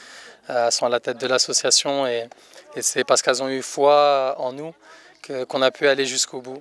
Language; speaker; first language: French; native; French